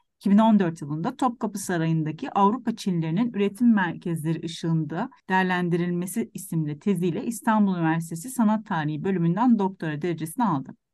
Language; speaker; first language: Turkish; native; Turkish